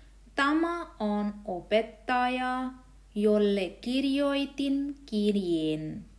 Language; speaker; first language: Finnish; non-native, fluent; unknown